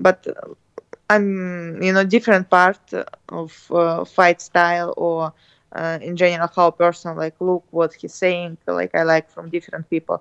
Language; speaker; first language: English; non-native, learner; Russian